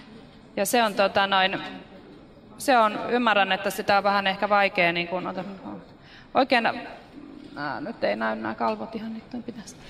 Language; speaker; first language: Finnish; native; Finnish